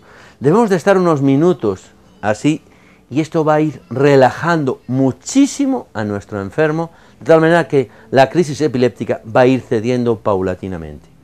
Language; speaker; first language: Spanish; native; Spanish